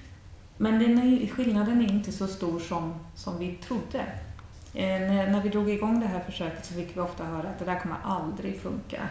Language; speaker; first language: Swedish; native; Swedish